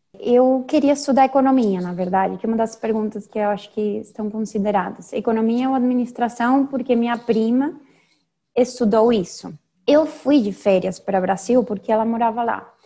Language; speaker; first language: Portuguese; non-native, fluent; Spanish